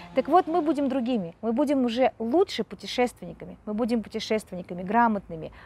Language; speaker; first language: Russian; native; Russian